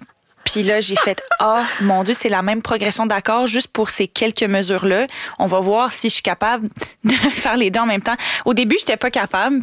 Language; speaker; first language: French; native; French